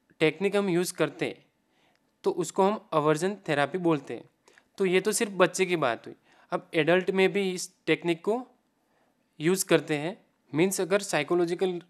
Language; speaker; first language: Hindi; non-native, local second language; Gujarati